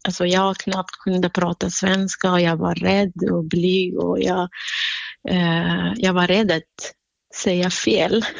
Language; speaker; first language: Swedish; non-native, fluent; Central Kurdish